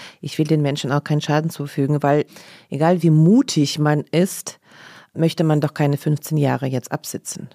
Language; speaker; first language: German; non-native, fluent; Russian